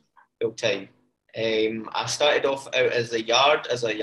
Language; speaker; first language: English; native; English